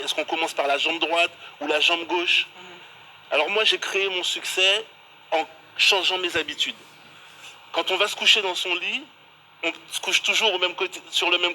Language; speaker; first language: French; native; French